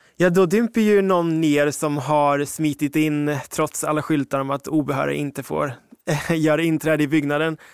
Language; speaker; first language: Swedish; early bilingual, other home language; English